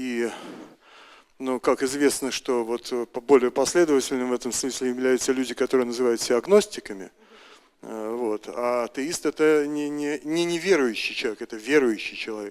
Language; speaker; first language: Russian; native; Russian